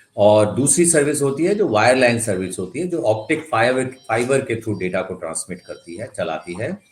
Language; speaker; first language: Hindi; non-native, local second language; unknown